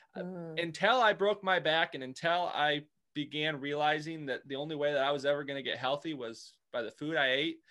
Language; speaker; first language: English; native; English